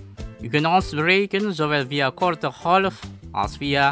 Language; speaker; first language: Dutch; non-native, learner; Indonesian